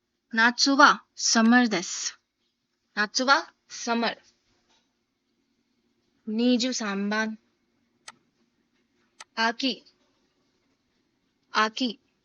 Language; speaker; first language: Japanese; non-native, fluent; Hindi